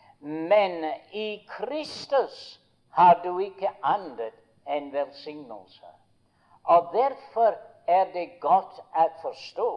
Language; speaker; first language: Norwegian; early bilingual, heritage; Norwegian